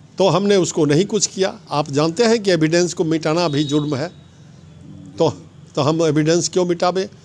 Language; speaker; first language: Hindi; native; Hindi